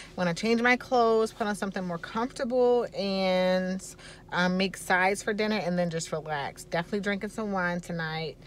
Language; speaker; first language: English; native; English